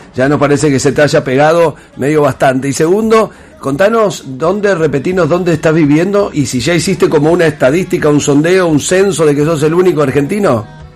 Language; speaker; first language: Spanish; native; Spanish